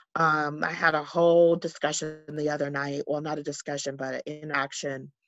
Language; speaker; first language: English; native; English